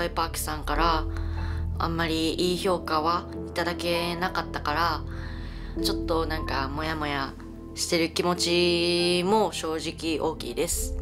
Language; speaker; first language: Japanese; native; Japanese